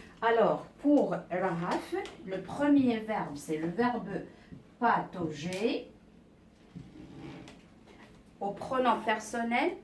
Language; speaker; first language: French; non-native, local second language; Arabic